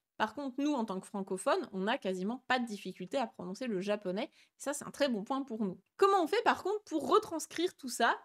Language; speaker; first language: French; native; French